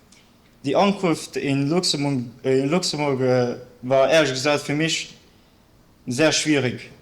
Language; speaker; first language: German; early bilingual, other home language; Bosnian